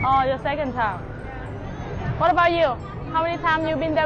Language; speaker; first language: English; non-native, learner; Vietnamese